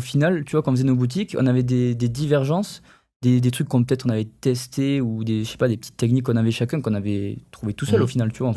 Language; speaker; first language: French; native; French